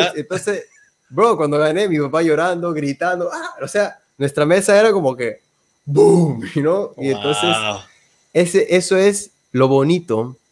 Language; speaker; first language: Spanish; native; Spanish